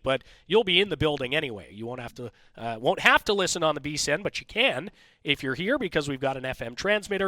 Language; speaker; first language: English; native; English